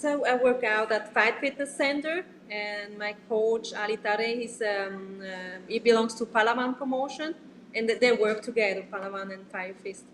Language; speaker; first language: English; non-native, learner; Italian